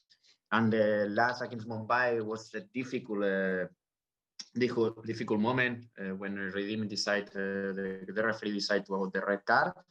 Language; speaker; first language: English; non-native, learner; Spanish